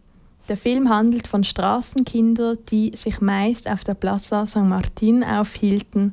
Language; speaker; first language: German; native; German